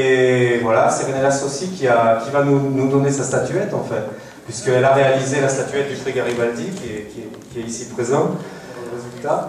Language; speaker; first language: French; native; French